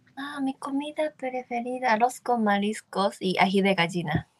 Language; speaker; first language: Spanish; non-native, learner; Japanese